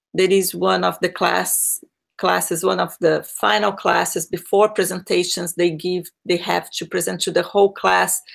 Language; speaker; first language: English; non-native, fluent; Portuguese